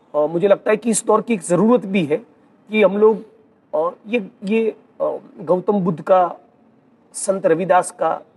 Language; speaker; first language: Hindi; non-native, local second language; Gujarati